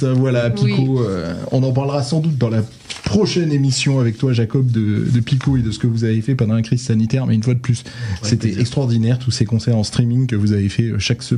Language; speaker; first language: French; native; French